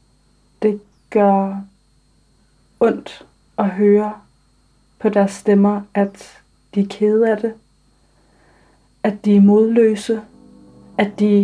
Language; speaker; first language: Danish; early bilingual, other home language; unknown